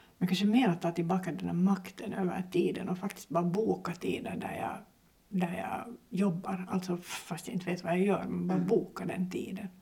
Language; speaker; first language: Swedish; native; Swedish